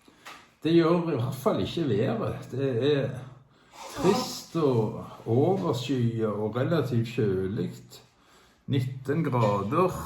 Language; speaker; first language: Norwegian; native; Norwegian